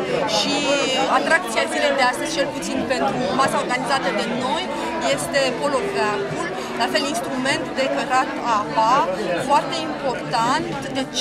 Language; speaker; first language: Romanian; native; Romanian